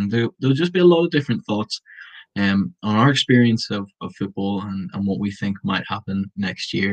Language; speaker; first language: English; native; English